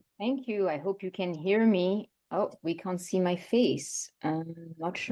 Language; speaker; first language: English; non-native, fluent; French